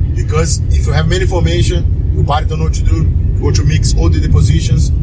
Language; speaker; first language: English; non-native, learner; Portuguese